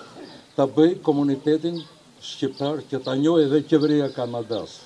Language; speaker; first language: Albanian; native; Albanian